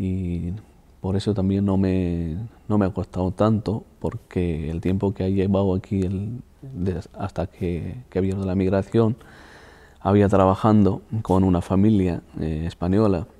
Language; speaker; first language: Spanish; non-native, fluent; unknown